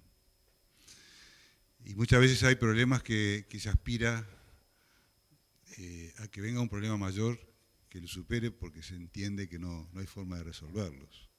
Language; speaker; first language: Spanish; native; Spanish